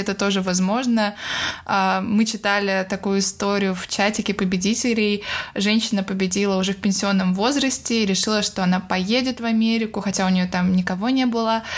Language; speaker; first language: Russian; native; Russian